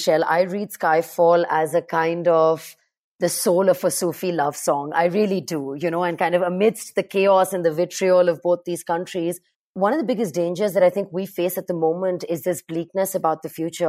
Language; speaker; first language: English; non-native, local second language; Urdu